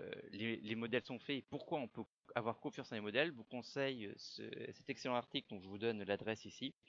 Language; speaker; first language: French; native; French